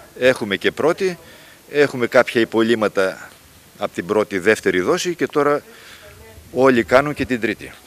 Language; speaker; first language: Greek; native; Greek